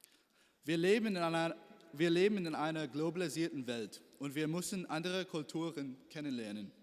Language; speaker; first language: German; non-native, learner; English